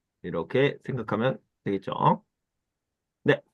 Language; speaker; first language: Korean; native; Korean